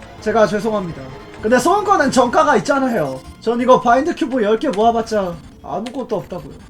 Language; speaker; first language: Korean; native; Korean